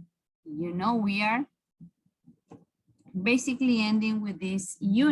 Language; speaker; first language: English; non-native, fluent; Spanish